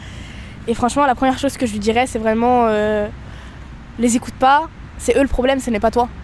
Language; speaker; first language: French; native; French